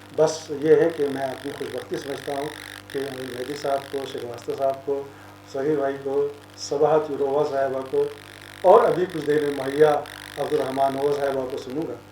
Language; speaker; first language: Urdu; native; Urdu